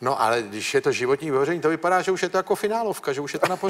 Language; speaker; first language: Czech; native; Czech